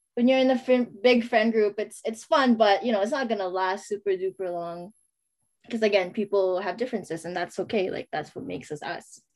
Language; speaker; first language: English; non-native, local second language; Filipino